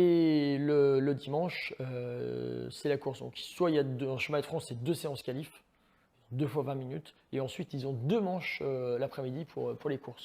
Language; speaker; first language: French; native; French